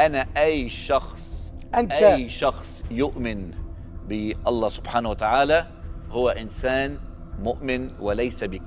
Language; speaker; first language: Arabic; native; Arabic